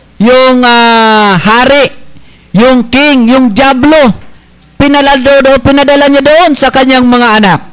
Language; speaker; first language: Filipino; non-native, local second language; Bikol